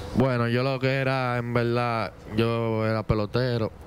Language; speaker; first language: Spanish; native; Spanish